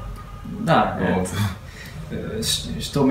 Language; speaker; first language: Russian; non-native, learner; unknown